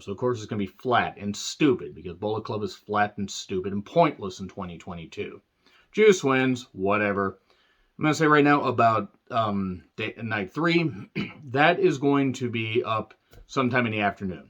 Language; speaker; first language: English; native; English